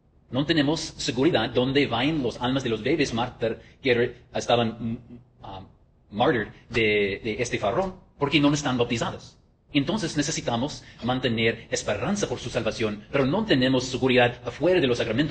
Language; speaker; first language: Spanish; non-native, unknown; English